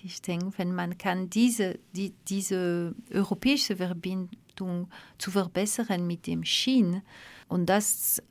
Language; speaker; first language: German; non-native, fluent; French